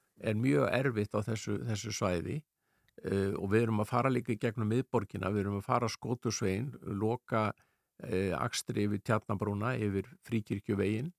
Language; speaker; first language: Icelandic; native; Icelandic